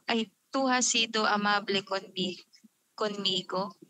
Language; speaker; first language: Spanish; non-native, learner; Filipino